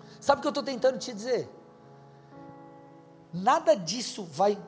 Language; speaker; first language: Portuguese; native; Portuguese